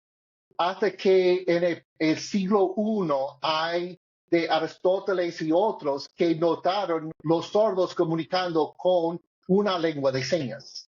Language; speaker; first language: Spanish; non-native, learner; English